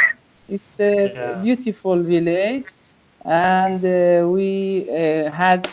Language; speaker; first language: English; non-native, learner; Persian